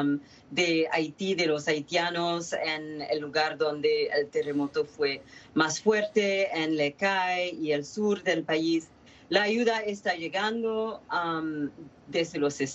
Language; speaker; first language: Spanish; non-native, fluent; Haitian Creole